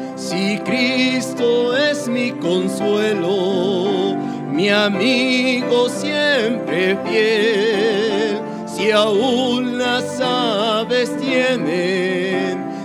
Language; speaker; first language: Spanish; native; Spanish